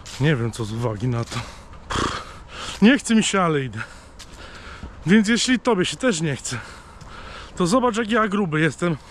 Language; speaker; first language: Polish; native; Polish